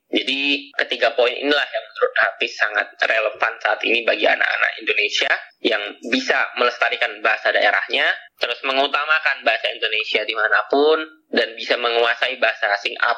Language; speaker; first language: Indonesian; native; Indonesian